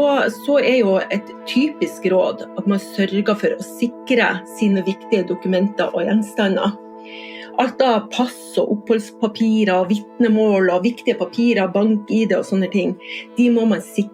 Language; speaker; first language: Norwegian; native; Norwegian